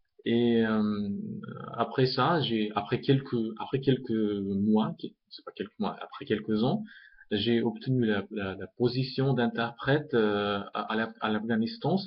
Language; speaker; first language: French; non-native, fluent; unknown